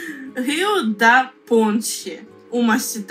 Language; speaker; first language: Portuguese; non-native, learner; Russian